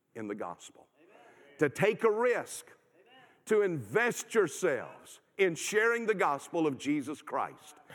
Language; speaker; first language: English; native; English